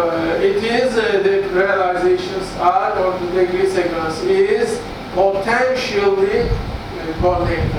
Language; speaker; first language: English; non-native, fluent; Turkish